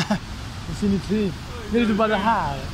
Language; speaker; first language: Swedish; non-native, fluent; Italian